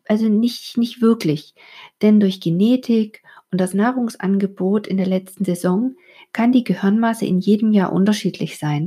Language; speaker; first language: German; native; German